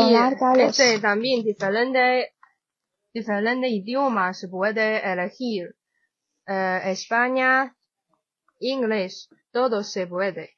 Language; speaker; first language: Spanish; non-native, learner; Chinese